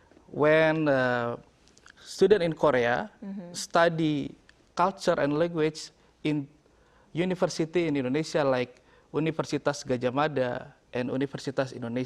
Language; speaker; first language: English; non-native, learner; Indonesian